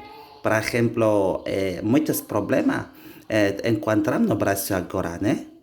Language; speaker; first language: Portuguese; non-native, learner; Indonesian